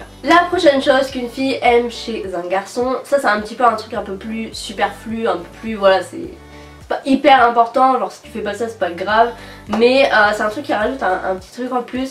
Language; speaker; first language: French; native; French